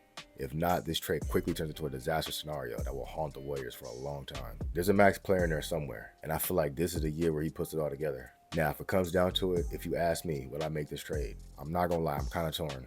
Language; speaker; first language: English; native; English